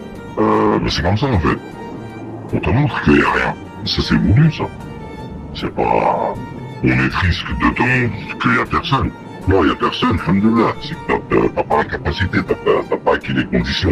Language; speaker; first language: French; native; French